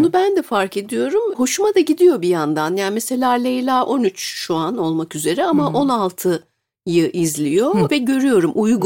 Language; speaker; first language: Turkish; native; Turkish